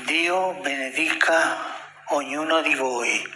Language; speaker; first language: Italian; non-native, fluent; Spanish